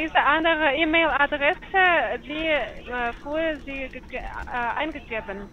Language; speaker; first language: German; non-native, learner; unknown